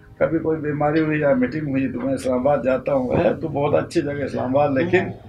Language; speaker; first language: Urdu; non-native, local second language; Shan